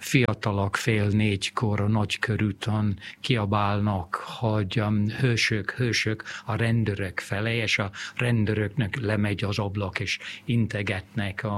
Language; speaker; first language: Hungarian; non-native, fluent; English